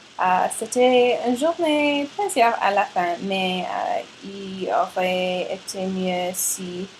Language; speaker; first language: French; non-native, learner; English